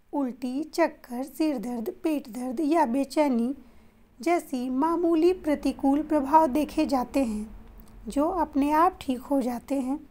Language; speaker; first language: Hindi; native; Hindi